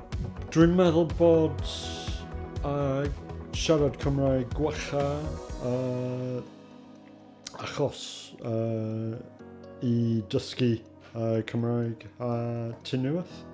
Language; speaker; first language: Welsh; non-native, learner; English